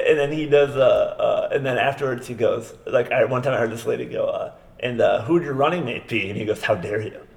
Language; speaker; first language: English; native; English